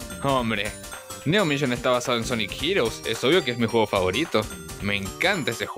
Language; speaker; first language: Spanish; native; Spanish